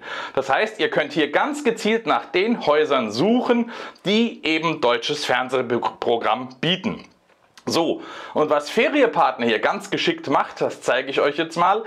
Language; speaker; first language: German; native; German